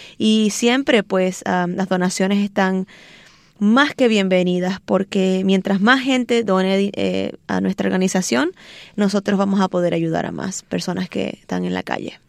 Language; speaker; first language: Spanish; native; Spanish